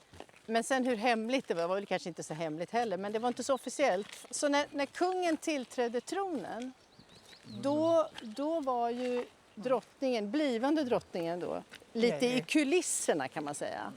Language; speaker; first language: Swedish; native; Swedish